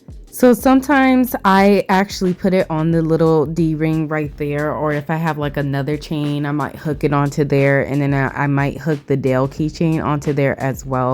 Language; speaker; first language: English; native; English